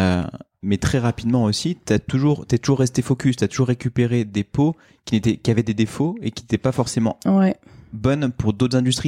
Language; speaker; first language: French; native; French